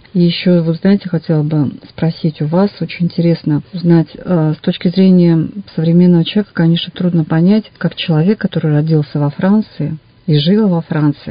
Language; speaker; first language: Russian; native; Russian